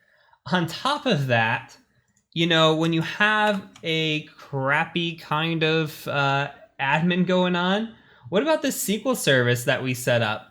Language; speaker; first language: English; native; English